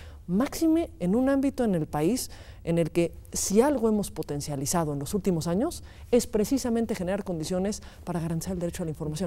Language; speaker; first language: Spanish; native; Spanish